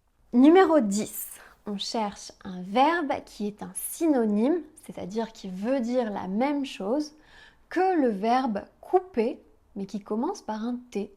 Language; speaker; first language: French; native; French